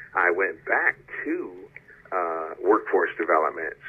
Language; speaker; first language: English; native; English